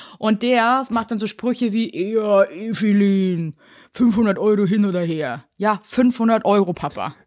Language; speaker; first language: German; native; German